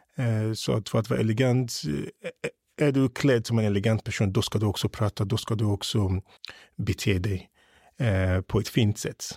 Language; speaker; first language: Swedish; early bilingual, other home language; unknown